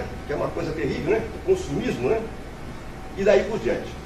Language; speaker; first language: Portuguese; native; Portuguese